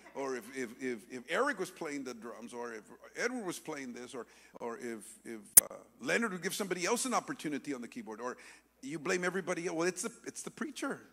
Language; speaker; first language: English; native; English